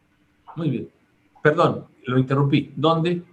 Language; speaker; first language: Spanish; native; Spanish